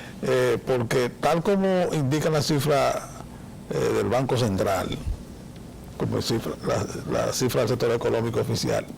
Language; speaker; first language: Spanish; native; Spanish